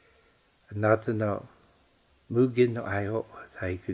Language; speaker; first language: Japanese; non-native, fluent; English